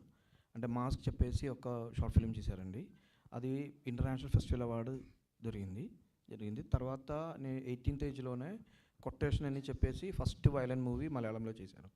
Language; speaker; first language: Telugu; non-native, local second language; Malayalam